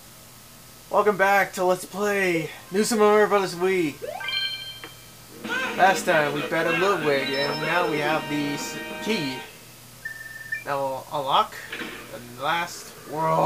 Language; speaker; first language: English; native; English